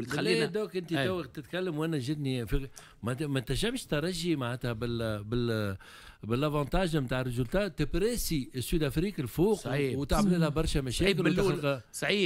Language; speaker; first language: Arabic; native; Arabic